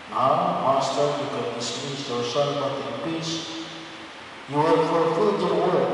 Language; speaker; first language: English; non-native, local second language; Filipino